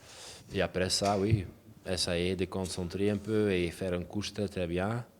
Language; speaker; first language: French; non-native, local second language; Dutch